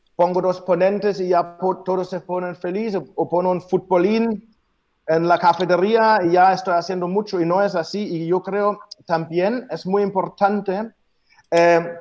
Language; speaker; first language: Spanish; non-native, fluent; German